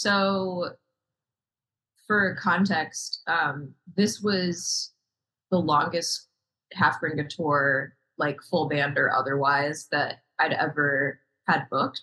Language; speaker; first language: English; native; English